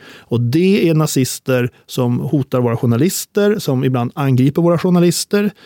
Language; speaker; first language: Swedish; native; Swedish